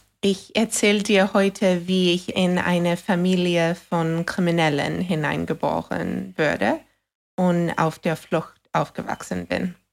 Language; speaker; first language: German; non-native, fluent; English